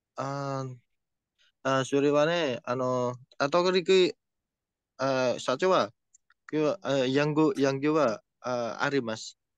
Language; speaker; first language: Japanese; non-native, learner; Indonesian